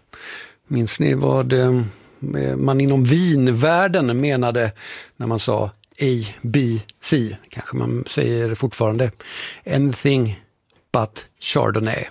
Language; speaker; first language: Swedish; native; Swedish